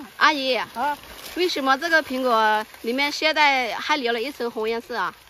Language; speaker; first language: Chinese; non-native, fluent; Lao